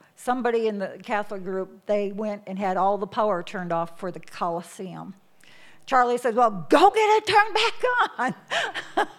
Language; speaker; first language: English; native; English